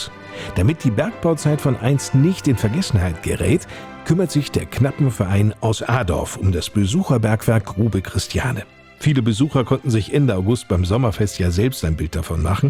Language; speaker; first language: German; native; German